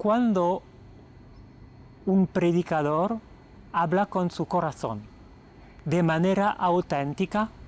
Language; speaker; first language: Spanish; non-native, fluent; French